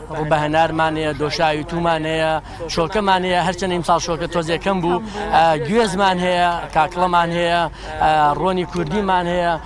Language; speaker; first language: Central Kurdish; non-native, local second language; Gurani